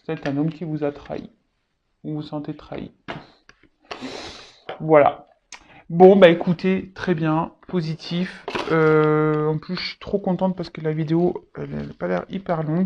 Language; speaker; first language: French; native; French